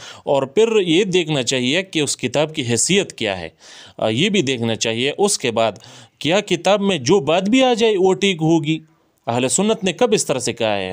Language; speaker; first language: Urdu; native; Urdu